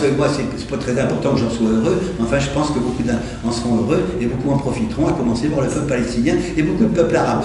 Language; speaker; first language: French; native; French